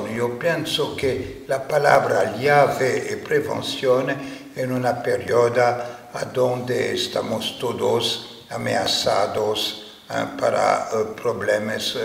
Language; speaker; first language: Spanish; non-native, fluent; French